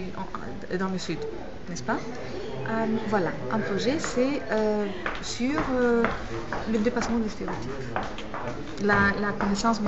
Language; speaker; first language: French; non-native, fluent; Greek